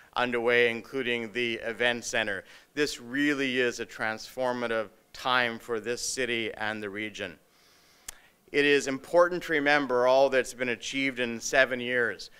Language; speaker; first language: English; native; English